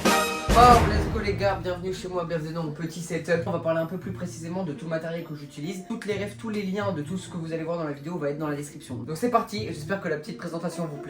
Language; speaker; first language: French; native; French